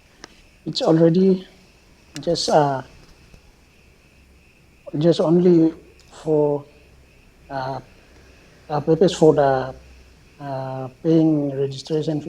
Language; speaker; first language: English; non-native, learner; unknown